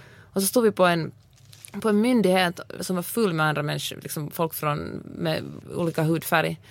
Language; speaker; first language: Swedish; native; Swedish